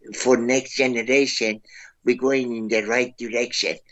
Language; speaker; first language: English; non-native, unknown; Persian